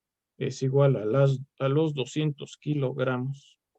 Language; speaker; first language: Spanish; native; Spanish